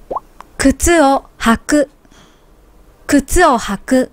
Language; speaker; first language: Japanese; native; Japanese